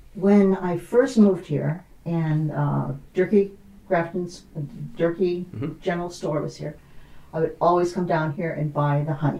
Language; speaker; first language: English; native; English